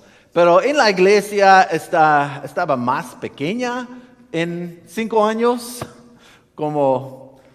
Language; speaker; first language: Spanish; non-native, learner; English